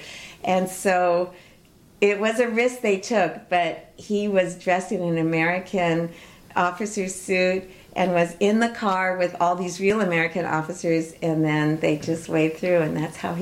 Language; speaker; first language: English; native; English